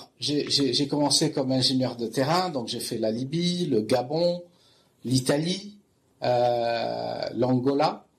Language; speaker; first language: French; non-native, local second language; Arabic